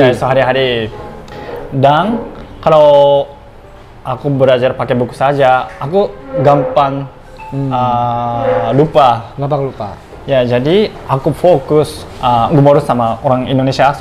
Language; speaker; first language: Indonesian; non-native, learner; Japanese